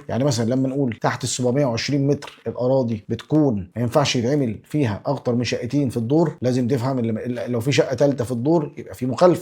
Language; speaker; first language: Arabic; native; Arabic